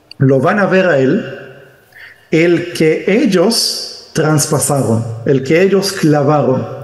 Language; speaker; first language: Spanish; early bilingual, heritage; Spanish